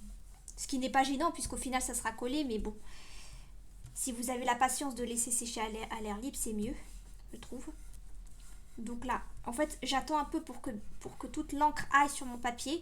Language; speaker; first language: French; native; French